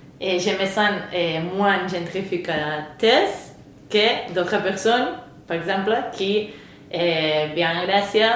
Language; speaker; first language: French; non-native, fluent; Spanish